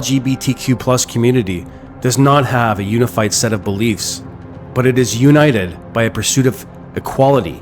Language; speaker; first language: English; native; English